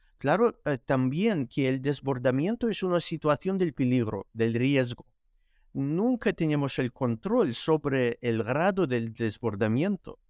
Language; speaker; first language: Spanish; non-native, fluent; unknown